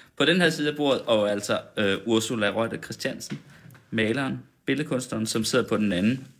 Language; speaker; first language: Danish; native; Danish